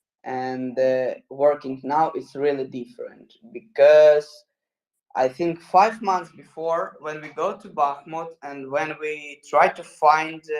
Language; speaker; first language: English; non-native, learner; Ukrainian